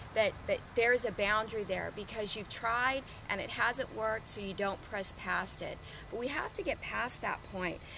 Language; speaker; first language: English; native; English